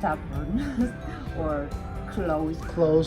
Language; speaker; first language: English; non-native, learner; Japanese